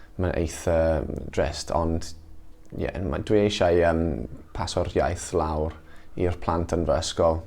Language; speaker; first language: Welsh; non-native, local second language; English